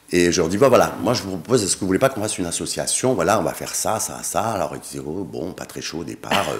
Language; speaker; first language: French; native; French